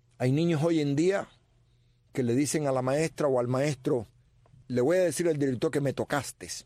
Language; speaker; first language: Spanish; native; Spanish